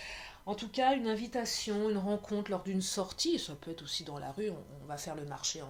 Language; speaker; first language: French; native; French